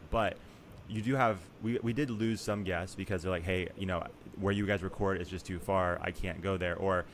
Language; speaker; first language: English; native; English